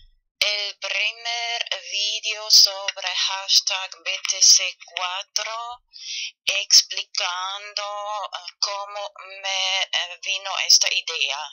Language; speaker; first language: Spanish; non-native, fluent; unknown